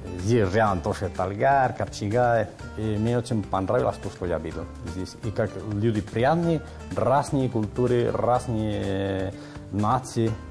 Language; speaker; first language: Russian; non-native, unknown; Spanish